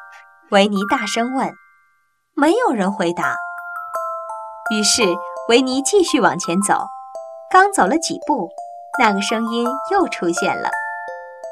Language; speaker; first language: Chinese; native; Chinese